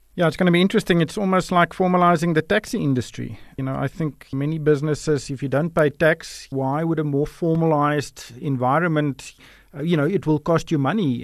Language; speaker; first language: English; non-native, local second language; Afrikaans